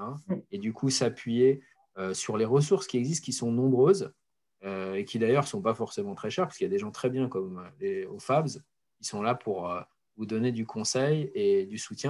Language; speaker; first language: French; native; French